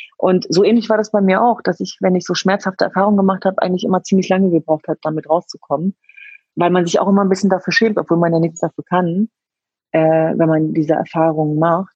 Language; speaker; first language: German; early bilingual, other home language; Kurdish